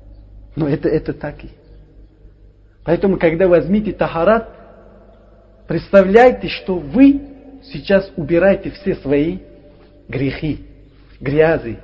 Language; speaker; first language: Russian; non-native, learner; Uzbek